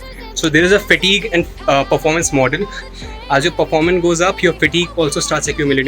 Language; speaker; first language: English; non-native, local second language; Hindi